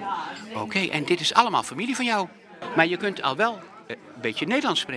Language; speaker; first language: Dutch; native; Dutch